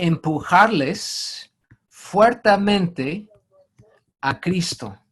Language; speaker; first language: Spanish; non-native, fluent; English